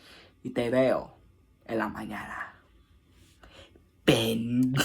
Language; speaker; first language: Spanish; early bilingual, heritage; English